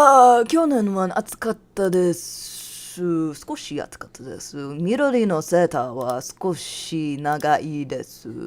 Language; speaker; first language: Japanese; non-native, learner; English